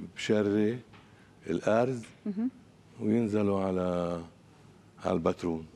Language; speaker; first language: Arabic; native; Arabic